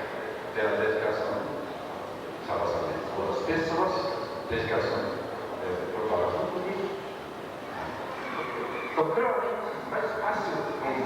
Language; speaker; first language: Portuguese; non-native, learner; Japanese